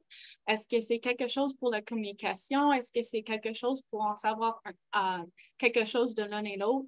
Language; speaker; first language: French; non-native, local second language; English